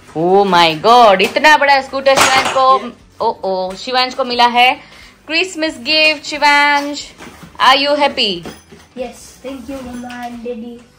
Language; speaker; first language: Hindi; non-native, local second language; Gujarati